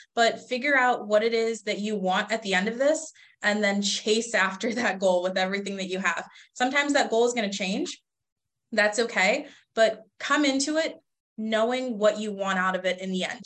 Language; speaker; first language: English; native; English